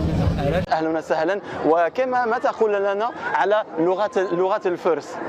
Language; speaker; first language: Arabic; early bilingual, heritage; Arabic